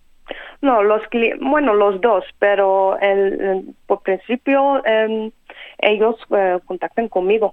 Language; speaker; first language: Spanish; non-native, fluent; Dutch